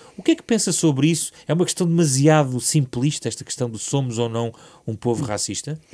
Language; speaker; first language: Portuguese; native; Portuguese